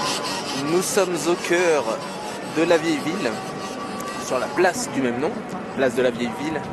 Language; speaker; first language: French; native; French